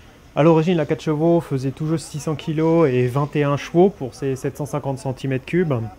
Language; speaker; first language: French; native; French